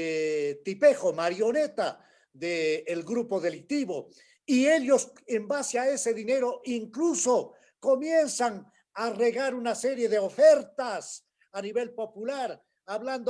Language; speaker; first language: Spanish; native; Spanish